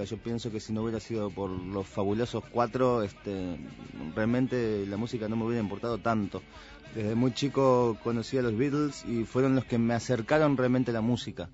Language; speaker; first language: Spanish; native; Spanish